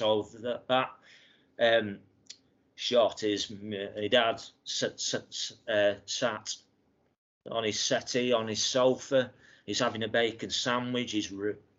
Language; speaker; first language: English; native; English